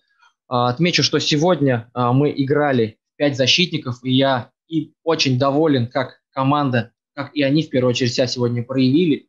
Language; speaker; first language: Russian; native; Russian